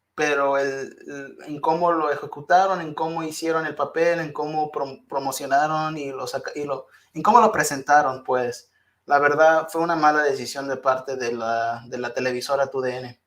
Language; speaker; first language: Spanish; early bilingual, heritage; Spanish